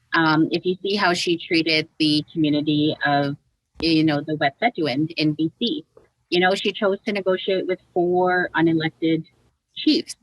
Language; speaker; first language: English; native; English